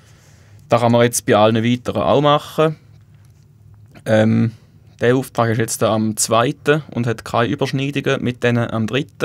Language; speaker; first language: German; native; German